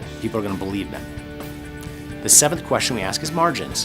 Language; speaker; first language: English; native; English